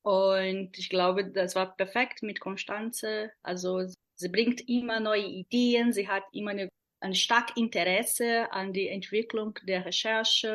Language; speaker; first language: German; non-native, fluent; Portuguese